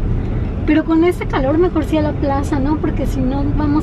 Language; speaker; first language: Spanish; native; Spanish